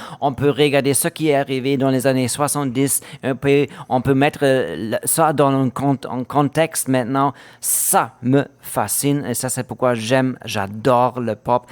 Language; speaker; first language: French; non-native, fluent; German